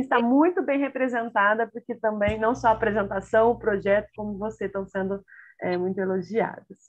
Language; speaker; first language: Portuguese; native; Portuguese